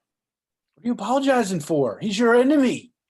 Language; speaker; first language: English; native; English